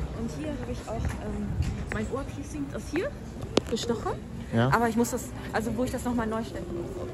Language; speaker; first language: German; native; German